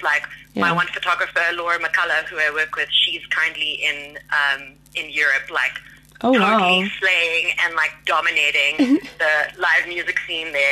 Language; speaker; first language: English; native; English